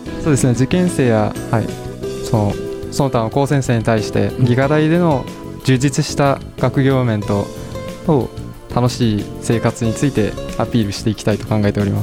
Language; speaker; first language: Japanese; native; Japanese